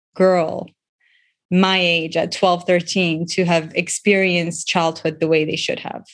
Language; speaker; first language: English; non-native, local second language; Persian